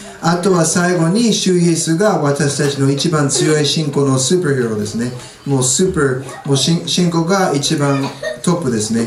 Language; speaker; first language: Japanese; non-native, fluent; English